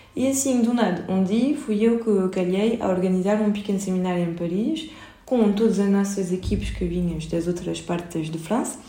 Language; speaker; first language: Portuguese; early bilingual, heritage; Portuguese